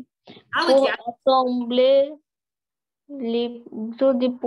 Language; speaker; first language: French; non-native, learner; Arabic